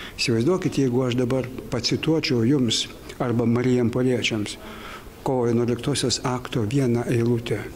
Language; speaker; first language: Lithuanian; native; Lithuanian